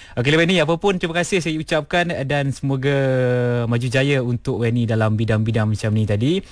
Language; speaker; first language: Malay; non-native, local second language; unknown